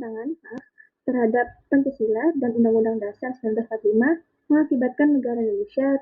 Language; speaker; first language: Indonesian; native; Indonesian